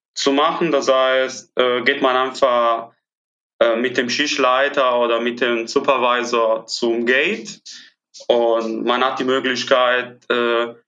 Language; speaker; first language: German; non-native, fluent; Italian